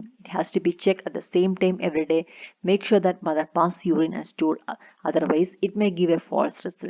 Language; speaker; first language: English; non-native, local second language; Malayalam